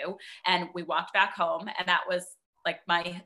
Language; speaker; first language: English; native; English